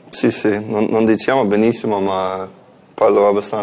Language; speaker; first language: Italian; non-native, learner; English